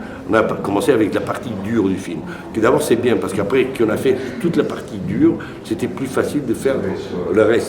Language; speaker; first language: French; non-native, fluent; Portuguese